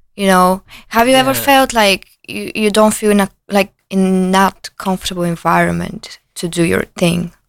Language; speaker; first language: English; non-native, fluent; Bulgarian